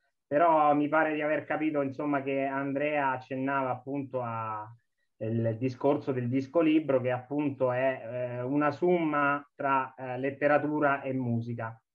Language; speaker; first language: Italian; native; Italian